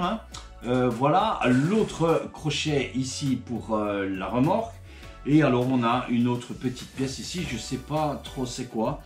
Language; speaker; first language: French; native; French